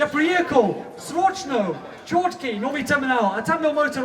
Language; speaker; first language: Russian; non-native, learner; English